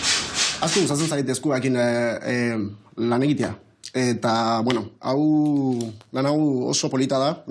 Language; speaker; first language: Basque; non-native, learner; Spanish